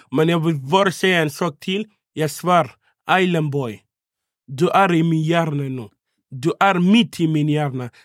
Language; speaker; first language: Swedish; non-native, fluent; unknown